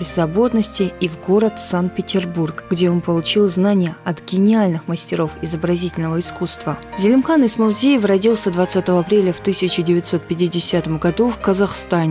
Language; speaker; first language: Russian; native; Russian